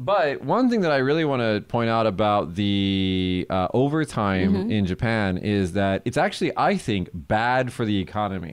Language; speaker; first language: English; early bilingual, other home language; Japanese